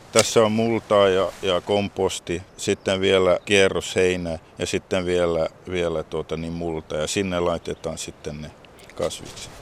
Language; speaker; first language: Finnish; non-native, local second language; Swedish